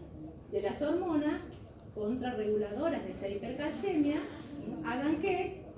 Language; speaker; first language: Spanish; native; Spanish